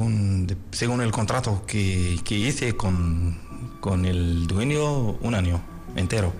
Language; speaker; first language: Spanish; non-native, learner; Arabic